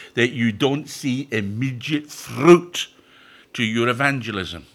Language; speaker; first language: English; native; English